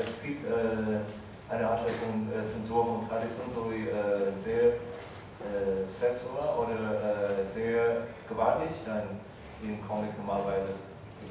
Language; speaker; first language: German; non-native, fluent; Chinese